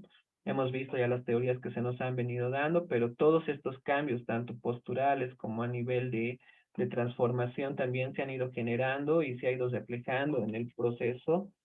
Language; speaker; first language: Spanish; native; Spanish